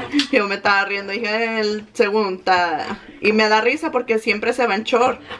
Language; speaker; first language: Spanish; early bilingual, heritage; Spanish